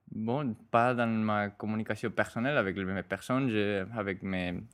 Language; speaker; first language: French; non-native, fluent; Spanish